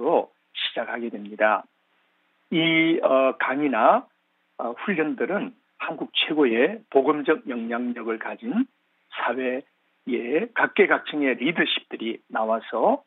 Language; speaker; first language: Korean; native; Korean